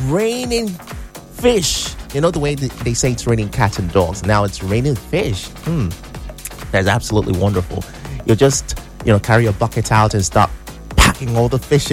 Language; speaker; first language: English; non-native, local second language; Igbo